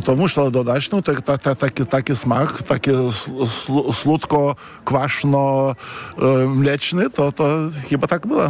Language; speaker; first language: Polish; non-native, fluent; Lithuanian